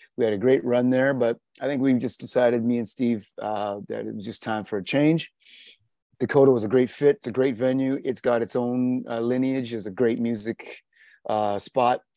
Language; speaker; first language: English; native; English